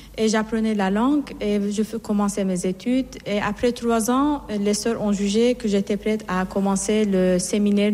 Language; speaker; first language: French; non-native, fluent; Persian